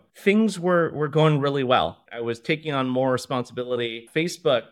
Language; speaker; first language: English; early bilingual, other home language; Chinese